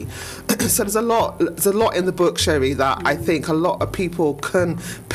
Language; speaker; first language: English; native; English